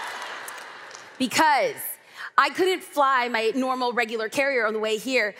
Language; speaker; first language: English; native; English